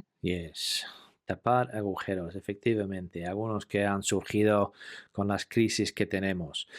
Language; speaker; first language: Spanish; non-native, fluent; English